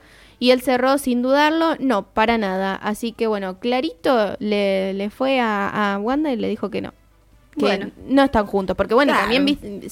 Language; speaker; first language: Spanish; native; Spanish